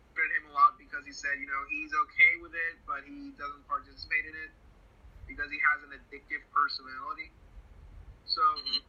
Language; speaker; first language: English; non-native, fluent; Spanish